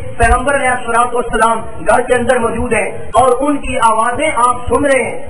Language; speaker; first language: Urdu; non-native, local second language; Punjabi